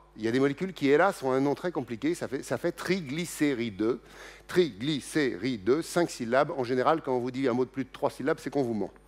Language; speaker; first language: French; native; French